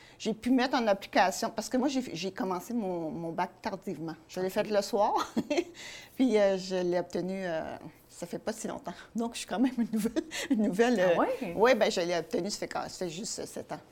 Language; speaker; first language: French; native; French